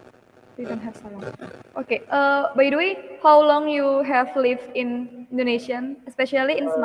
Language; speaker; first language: English; non-native, learner; Indonesian